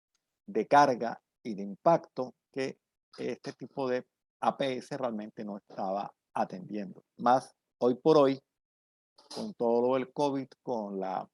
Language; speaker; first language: Spanish; native; Spanish